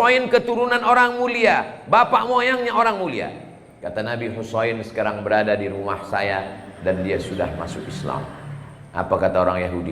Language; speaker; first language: Malay; native; Malay